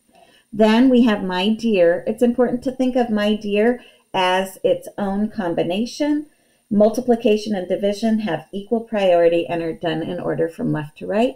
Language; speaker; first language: English; native; English